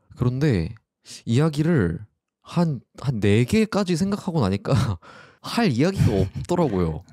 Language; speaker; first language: Korean; native; Korean